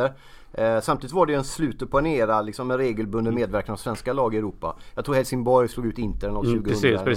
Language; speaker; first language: Swedish; native; Swedish